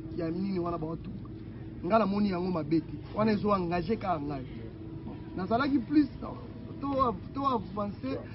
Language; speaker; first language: Lingala; native; Lingala